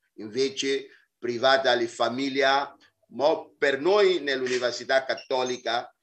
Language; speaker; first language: Italian; non-native, fluent; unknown